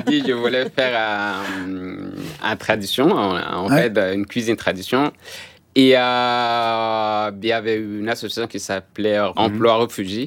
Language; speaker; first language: French; non-native, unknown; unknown